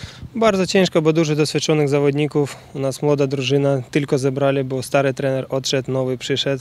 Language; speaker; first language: Polish; non-native, learner; Ukrainian